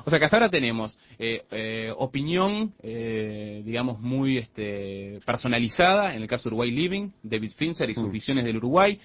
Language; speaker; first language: Spanish; native; Spanish